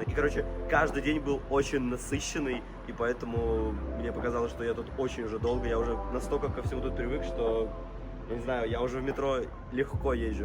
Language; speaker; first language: Russian; native; Russian